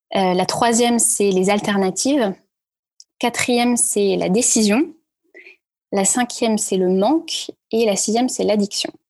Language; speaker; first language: French; native; French